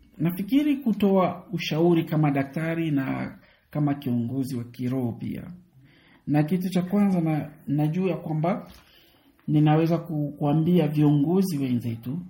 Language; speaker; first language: Swahili; native; Swahili